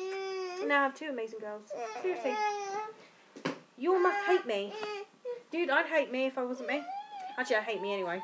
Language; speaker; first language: English; native; English